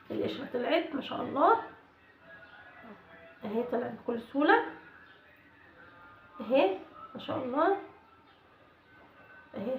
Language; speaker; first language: Arabic; native; Arabic